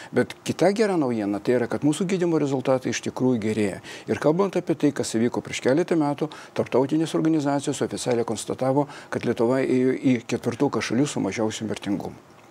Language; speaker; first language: Lithuanian; non-native, fluent; Russian